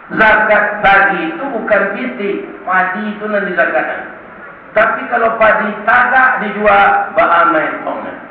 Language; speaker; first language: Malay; non-native, local second language; Minangkabau